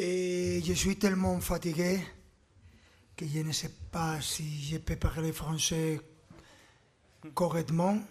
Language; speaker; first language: French; non-native, learner; Spanish